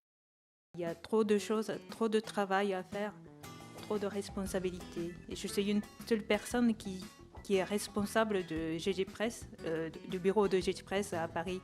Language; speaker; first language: French; non-native, fluent; Japanese